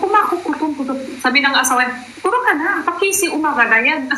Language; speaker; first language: Filipino; non-native, local second language; Cebuano